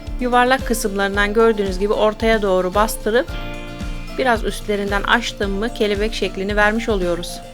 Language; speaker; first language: Turkish; native; Turkish